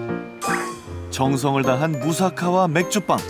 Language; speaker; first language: Korean; native; Korean